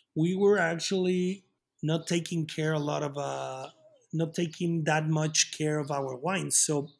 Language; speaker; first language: English; non-native, fluent; Spanish